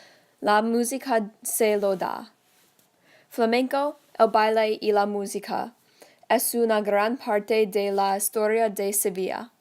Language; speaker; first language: Spanish; non-native, learner; English